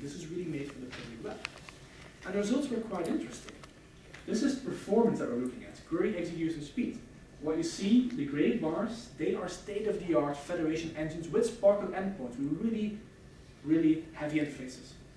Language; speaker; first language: English; non-native, fluent; Dutch